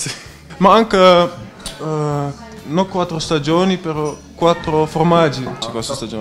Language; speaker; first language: Italian; non-native, learner; Dutch